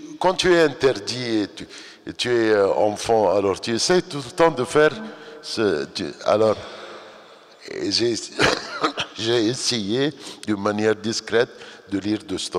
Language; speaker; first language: French; non-native, fluent; Arabic